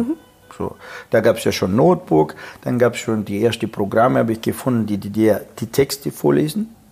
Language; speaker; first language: German; non-native, fluent; Russian